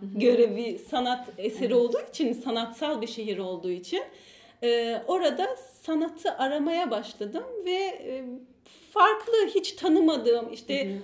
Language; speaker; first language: Turkish; early bilingual, heritage; Turkish